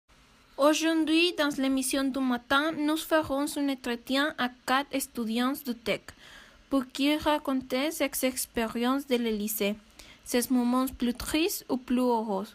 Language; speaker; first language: French; non-native, learner; Spanish